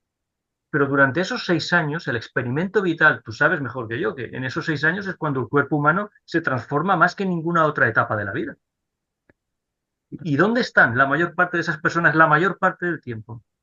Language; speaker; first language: Spanish; native; Spanish